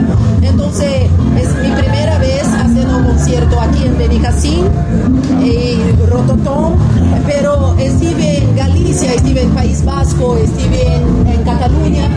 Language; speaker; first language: Spanish; non-native, fluent; Portuguese